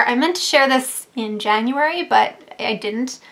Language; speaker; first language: English; native; English